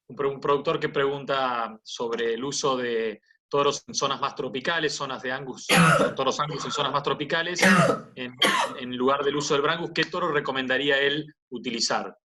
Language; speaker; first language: Spanish; native; Spanish